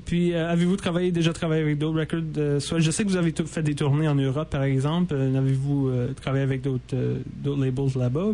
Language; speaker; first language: French; native; French